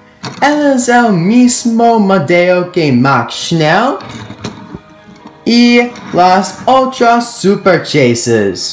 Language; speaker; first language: Spanish; non-native, learner; English